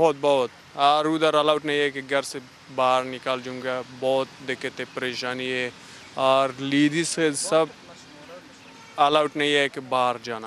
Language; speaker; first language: Hindi; non-native, learner; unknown